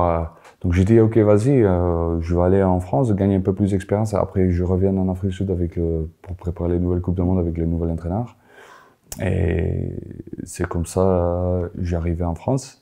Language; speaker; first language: French; non-native, fluent; Afrikaans